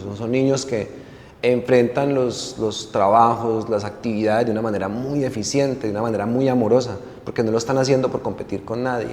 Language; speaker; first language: Spanish; native; Spanish